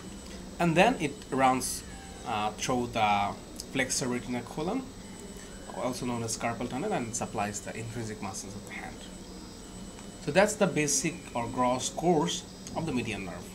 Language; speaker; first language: English; non-native, local second language; Bangla